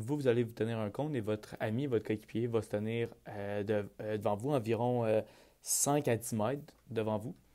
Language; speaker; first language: French; native; French